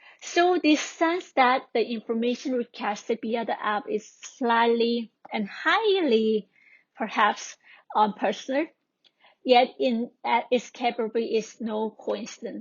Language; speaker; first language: English; non-native, fluent; Korean